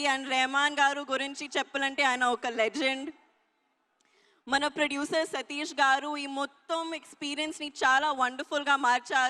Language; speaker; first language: Telugu; non-native, learner; Hindi